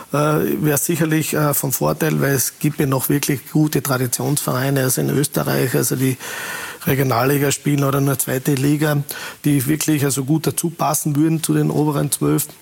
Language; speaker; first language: German; native; German